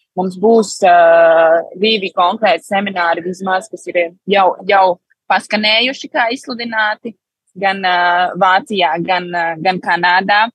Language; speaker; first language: Latvian; early bilingual, heritage; Latvian